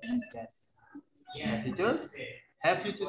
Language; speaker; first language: English; non-native, learner; Indonesian